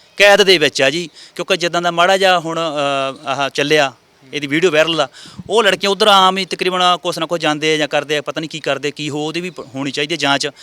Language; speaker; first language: Punjabi; native; Punjabi